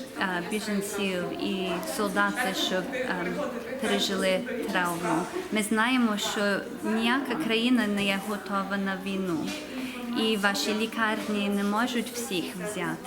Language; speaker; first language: Ukrainian; early bilingual, heritage; English